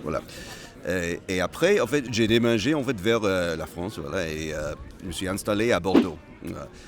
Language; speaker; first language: French; non-native, fluent; Malay